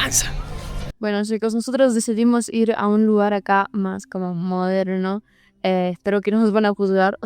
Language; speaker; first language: Spanish; non-native, fluent; Ukrainian